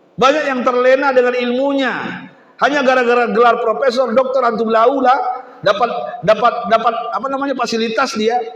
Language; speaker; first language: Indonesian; native; Indonesian